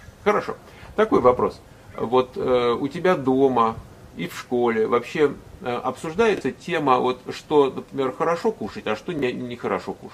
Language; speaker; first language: Russian; native; Russian